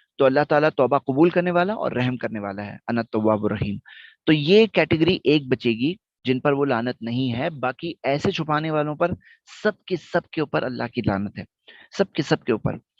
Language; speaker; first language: Urdu; non-native, local second language; Gujarati